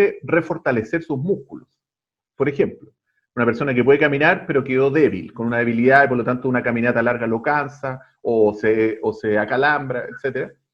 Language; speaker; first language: Spanish; native; Spanish